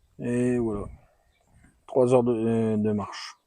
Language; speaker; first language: French; native; French